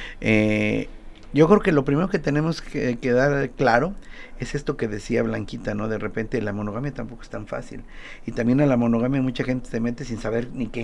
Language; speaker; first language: Spanish; native; Spanish